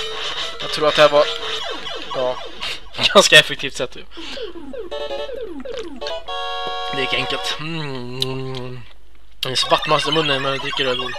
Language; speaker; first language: Swedish; native; Swedish